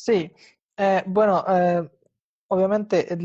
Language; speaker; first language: Spanish; non-native, fluent; Hindi